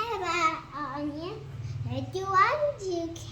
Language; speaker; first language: English; non-native, learner; Lao